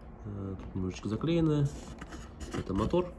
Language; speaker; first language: Russian; native; Russian